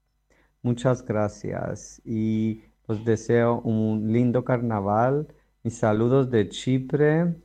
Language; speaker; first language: Spanish; non-native, fluent; Greek